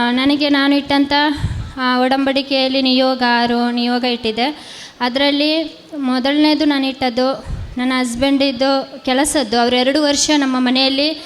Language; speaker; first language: Kannada; non-native, local second language; Konkani